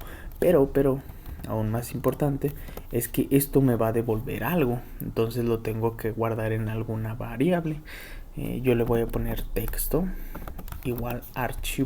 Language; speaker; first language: Spanish; native; Spanish